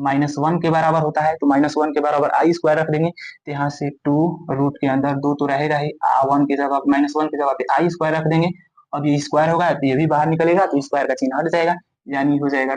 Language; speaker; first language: Hindi; native; Hindi